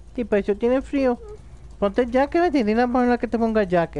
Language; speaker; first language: Spanish; early bilingual, heritage; Spanish